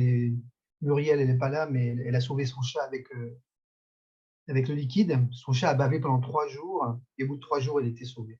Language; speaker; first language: French; native; French